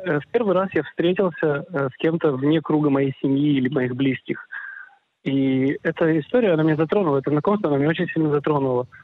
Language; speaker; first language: Russian; early bilingual, other home language; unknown